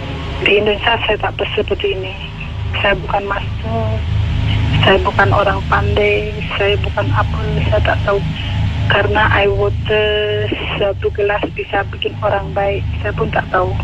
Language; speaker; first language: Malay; non-native, learner; Indonesian